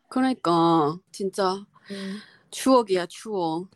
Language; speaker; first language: Korean; non-native, fluent; Chinese